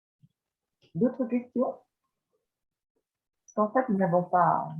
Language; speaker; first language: French; native; French